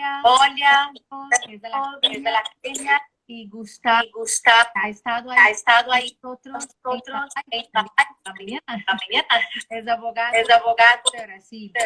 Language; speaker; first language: Spanish; non-native, learner; Portuguese